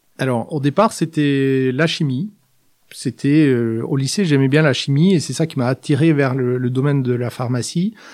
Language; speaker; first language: French; non-native, fluent; Norwegian